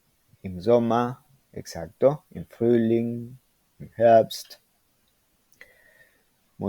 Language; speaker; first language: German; non-native, fluent; Spanish